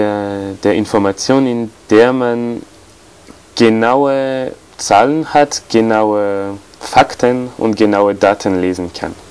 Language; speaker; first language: German; non-native, fluent; French